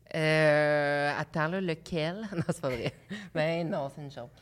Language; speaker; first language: French; native; French